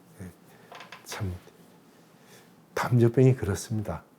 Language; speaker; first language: Korean; native; Korean